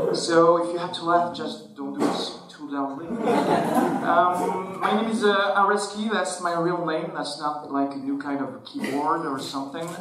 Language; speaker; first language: English; non-native, fluent; Arabic